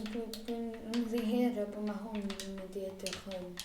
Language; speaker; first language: Welsh; native; Welsh